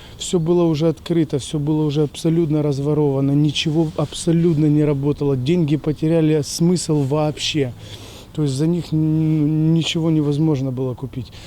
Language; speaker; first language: Russian; native; Russian